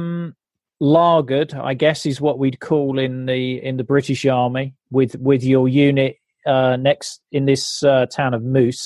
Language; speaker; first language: English; native; English